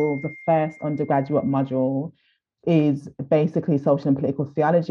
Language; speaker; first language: English; native; English